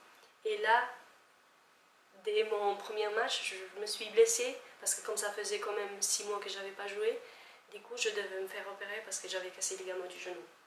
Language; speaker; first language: French; non-native, fluent; Albanian